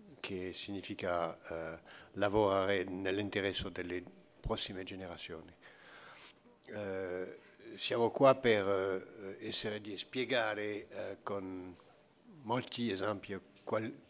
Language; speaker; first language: Italian; non-native, fluent; French